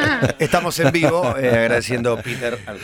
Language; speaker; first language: Spanish; native; Spanish